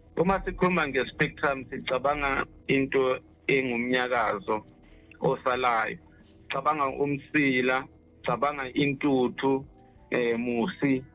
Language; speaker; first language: Zulu; native; Zulu